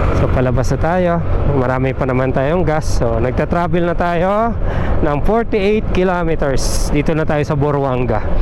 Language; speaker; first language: Filipino; non-native, local second language; Aklanon